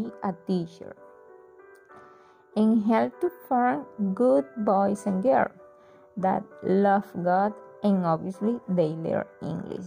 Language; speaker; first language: English; non-native, learner; Spanish